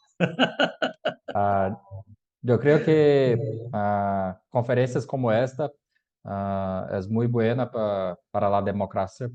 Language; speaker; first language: Spanish; non-native, fluent; Portuguese